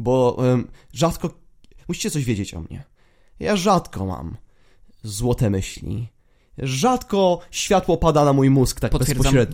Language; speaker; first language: Polish; native; Polish